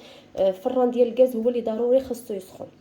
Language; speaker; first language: Arabic; native; Arabic